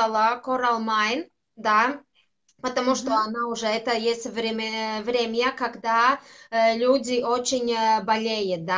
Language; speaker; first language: Russian; non-native, local second language; Latvian